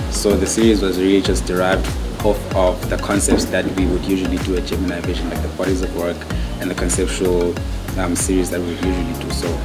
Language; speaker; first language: English; non-native, local second language; Xhosa